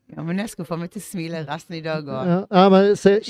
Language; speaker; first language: Norwegian; early bilingual, heritage; English